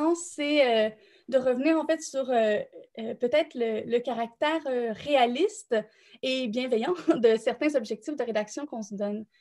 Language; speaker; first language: French; native; French